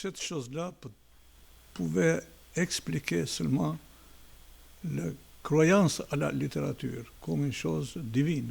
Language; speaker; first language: French; non-native, fluent; Albanian